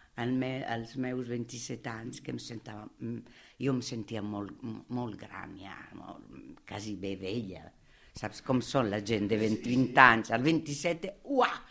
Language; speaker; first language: Catalan; non-native, fluent; Italian